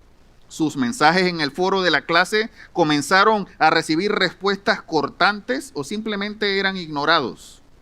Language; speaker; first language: Spanish; native; Spanish